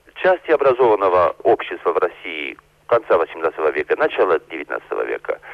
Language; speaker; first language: Russian; non-native, fluent; French